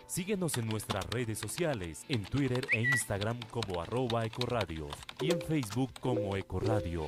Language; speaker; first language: Spanish; native; Spanish